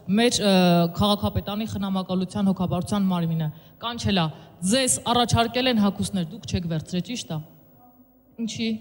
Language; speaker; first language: Armenian; native; Armenian